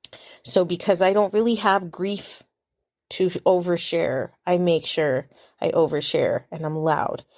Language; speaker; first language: English; native; English